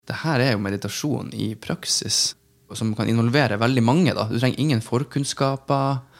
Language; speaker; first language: Norwegian; native; Norwegian